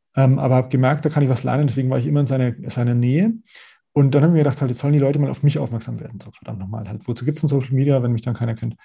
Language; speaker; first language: German; native; German